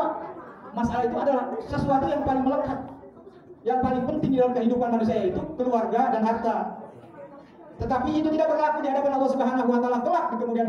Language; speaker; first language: Indonesian; native; Indonesian